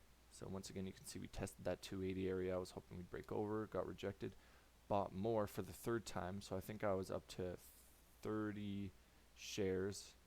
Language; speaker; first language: English; native; English